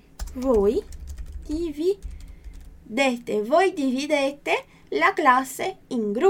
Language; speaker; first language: Italian; non-native, fluent; Portuguese